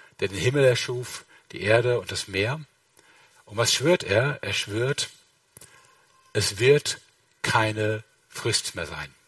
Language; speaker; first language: German; native; German